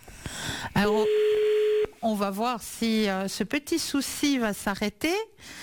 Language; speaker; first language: French; native; French